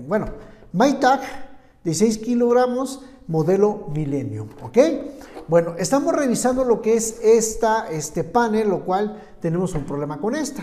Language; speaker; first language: Spanish; native; Spanish